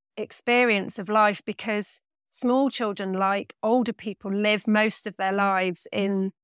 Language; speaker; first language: English; native; English